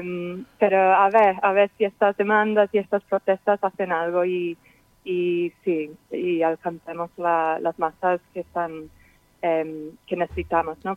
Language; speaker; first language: Spanish; non-native, fluent; English